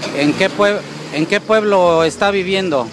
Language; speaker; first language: Spanish; native; Spanish